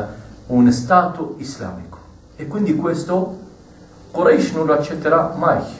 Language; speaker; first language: Italian; non-native, fluent; Arabic